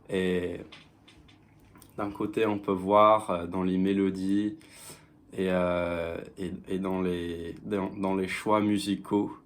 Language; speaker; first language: French; non-native, fluent; English